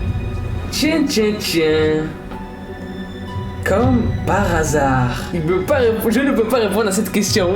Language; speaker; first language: French; native; French